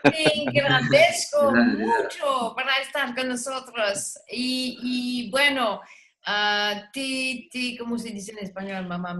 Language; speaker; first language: Spanish; non-native, learner; French